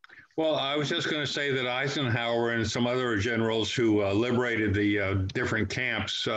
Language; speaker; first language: English; native; English